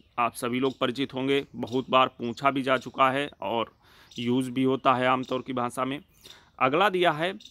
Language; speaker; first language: Hindi; native; Hindi